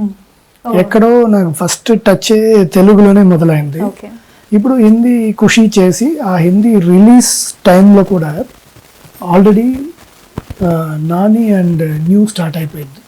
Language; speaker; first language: Telugu; non-native, fluent; Tamil